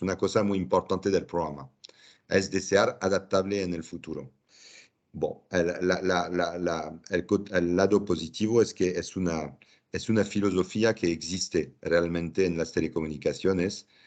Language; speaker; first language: Spanish; non-native, fluent; French